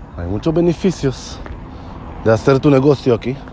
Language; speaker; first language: Spanish; non-native, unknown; Hebrew